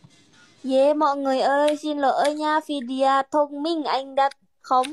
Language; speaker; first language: Vietnamese; non-native, learner; Indonesian